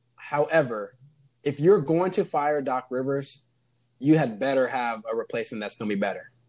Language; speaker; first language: English; native; English